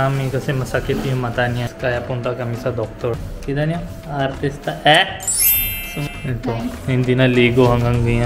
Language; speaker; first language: Filipino; non-native, learner; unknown